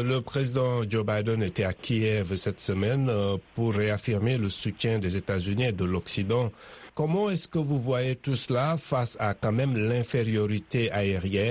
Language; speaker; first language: French; native; French